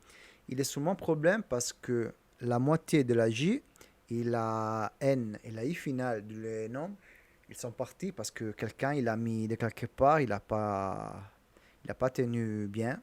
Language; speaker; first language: French; non-native, learner; Italian